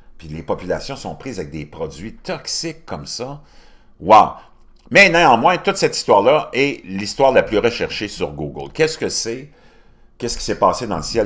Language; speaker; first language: French; native; French